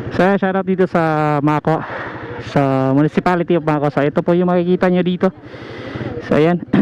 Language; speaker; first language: Filipino; non-native, local second language; Cebuano